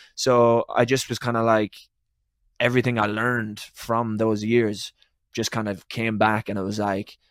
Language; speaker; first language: English; native; English